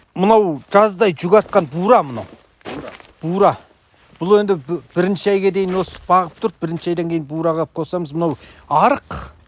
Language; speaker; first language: Kazakh; native; Kazakh